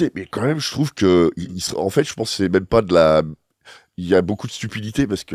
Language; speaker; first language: French; native; French